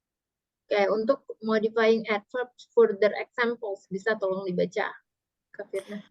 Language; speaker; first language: Indonesian; native; Indonesian